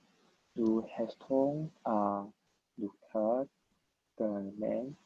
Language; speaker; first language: French; non-native, learner; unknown